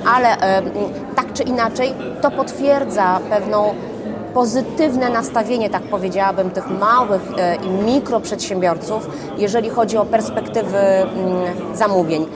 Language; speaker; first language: Polish; native; Polish